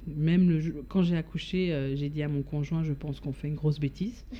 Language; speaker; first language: French; native; French